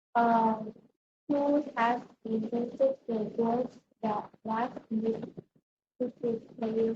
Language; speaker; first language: English; non-native, learner; Vietnamese